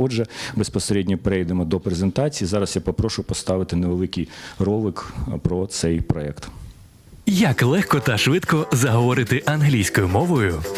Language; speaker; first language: Ukrainian; native; Ukrainian